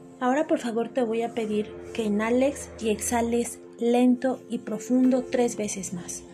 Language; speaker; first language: Spanish; native; Spanish